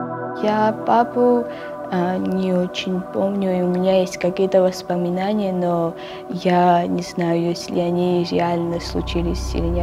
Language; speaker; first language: Russian; non-native, local second language; Georgian